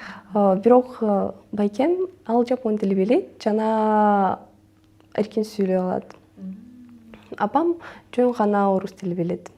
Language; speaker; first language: Kyrgyz; non-native, local second language; Russian